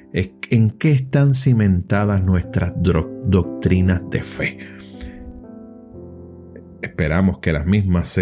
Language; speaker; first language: Spanish; native; Spanish